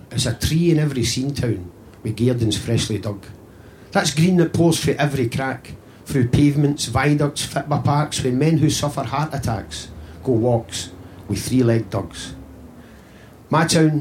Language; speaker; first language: English; native; English